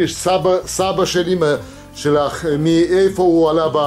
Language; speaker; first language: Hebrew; non-native, learner; Russian